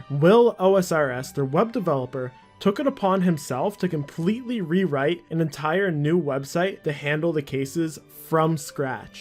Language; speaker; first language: English; native; English